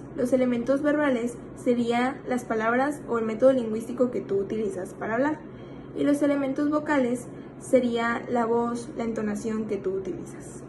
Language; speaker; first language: Spanish; native; Spanish